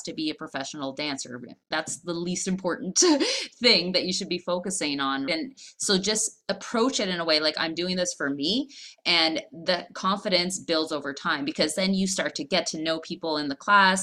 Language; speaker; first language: English; native; English